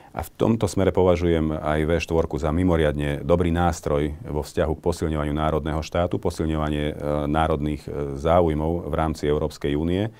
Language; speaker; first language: Slovak; non-native, local second language; Hungarian